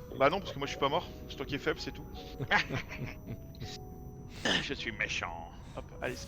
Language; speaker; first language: French; native; French